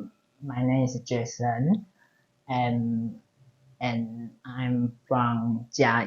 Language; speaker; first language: English; non-native, learner; Chinese